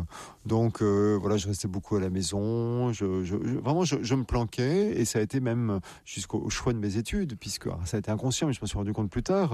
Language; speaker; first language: French; native; French